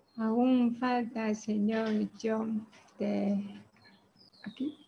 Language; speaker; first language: Spanish; non-native, learner; Chinese